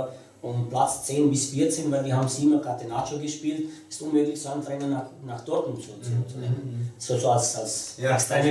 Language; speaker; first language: German; non-native, fluent; Romanian